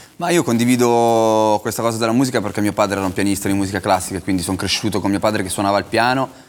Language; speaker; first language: Italian; native; Italian